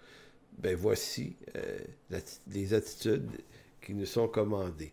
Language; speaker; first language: French; native; French